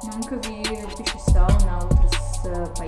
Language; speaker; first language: Portuguese; non-native, learner; Russian